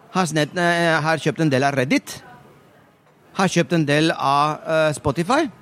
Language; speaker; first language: Norwegian; non-native, fluent; Spanish